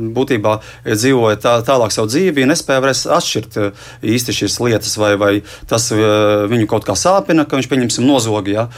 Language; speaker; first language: Latvian; native; Latvian